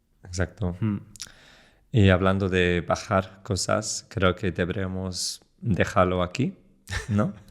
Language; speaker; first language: Spanish; non-native, fluent; English